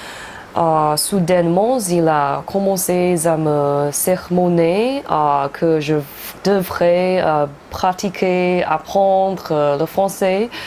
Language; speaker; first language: French; non-native, fluent; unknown